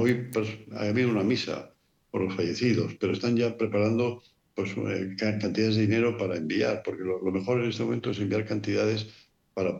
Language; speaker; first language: Spanish; native; Spanish